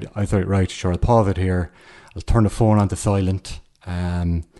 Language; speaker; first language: English; native; English